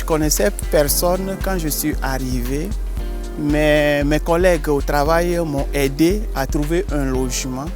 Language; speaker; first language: French; non-native, local second language; Ewe